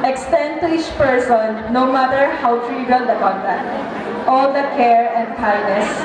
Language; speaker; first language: English; non-native, local second language; Filipino